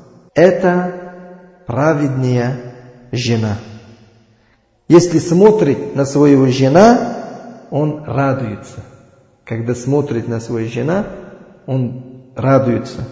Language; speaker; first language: Russian; non-native, learner; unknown